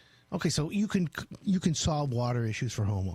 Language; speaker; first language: English; native; English